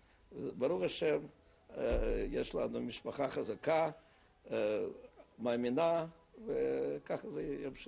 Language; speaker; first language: Hebrew; non-native, fluent; Russian